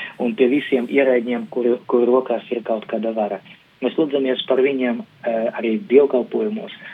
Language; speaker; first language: Latvian; non-native, local second language; Russian